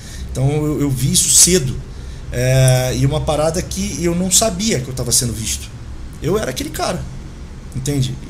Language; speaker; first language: Portuguese; native; Portuguese